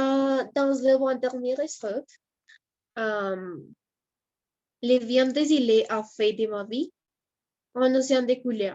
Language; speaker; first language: French; non-native, learner; Spanish